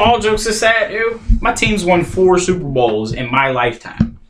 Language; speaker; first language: English; native; English